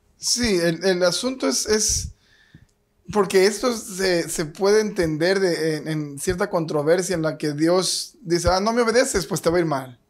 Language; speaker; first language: Spanish; native; Spanish